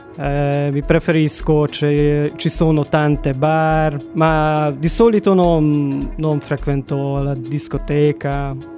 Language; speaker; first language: Italian; non-native, learner; Hungarian